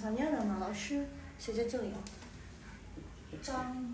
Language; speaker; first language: Chinese; non-native, fluent; Indonesian